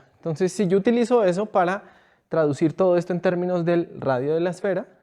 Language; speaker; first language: Spanish; native; Spanish